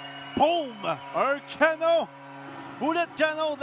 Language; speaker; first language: French; native; French